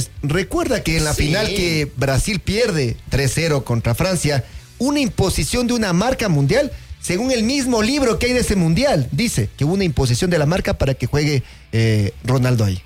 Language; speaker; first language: Spanish; native; Spanish